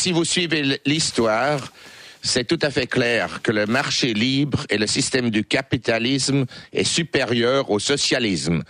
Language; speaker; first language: French; non-native, local second language; Swiss German